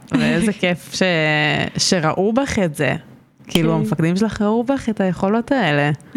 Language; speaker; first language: Hebrew; native; Hebrew